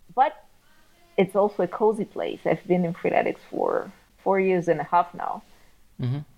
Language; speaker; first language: English; non-native, fluent; Italian